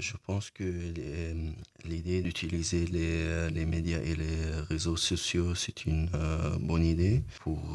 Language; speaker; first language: French; non-native, learner; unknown